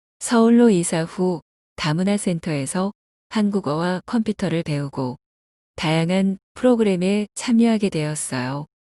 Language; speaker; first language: Korean; non-native, fluent; Chinese